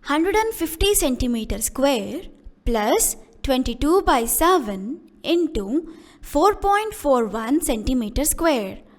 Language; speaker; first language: English; non-native, local second language; Kannada